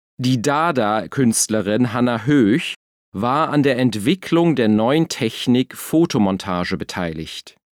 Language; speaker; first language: German; native; German